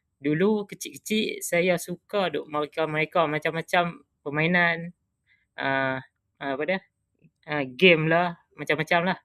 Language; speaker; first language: Malay; native; Malay